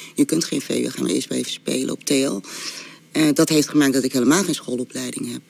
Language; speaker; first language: Dutch; early bilingual, other home language; Korean